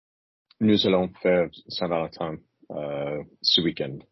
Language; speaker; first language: French; non-native, learner; English